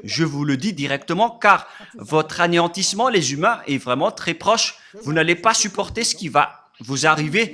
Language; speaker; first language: French; non-native, local second language; Malagasy